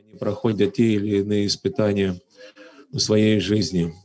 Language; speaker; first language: Russian; native; Russian